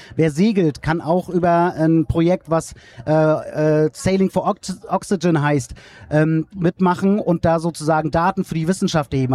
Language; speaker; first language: German; native; German